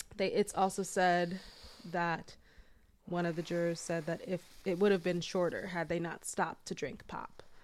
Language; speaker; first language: English; native; English